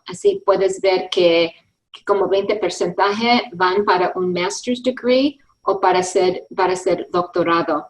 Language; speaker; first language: Spanish; early bilingual, heritage; English